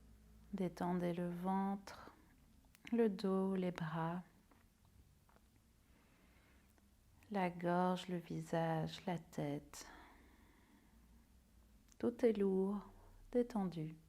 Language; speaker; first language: French; native; French